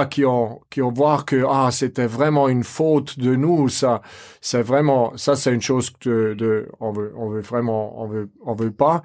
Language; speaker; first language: French; non-native, fluent; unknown